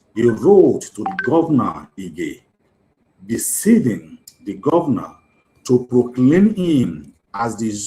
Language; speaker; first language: English; non-native, local second language; Yoruba